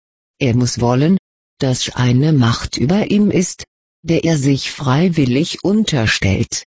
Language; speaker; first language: German; native; German